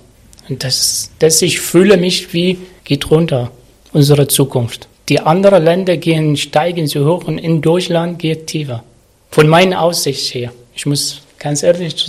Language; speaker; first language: German; non-native, learner; Arabic